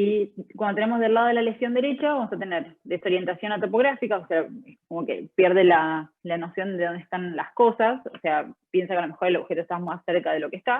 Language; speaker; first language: Spanish; native; Spanish